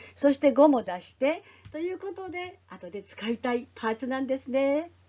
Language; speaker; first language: Japanese; native; Japanese